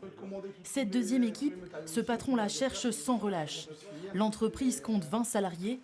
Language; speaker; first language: French; native; French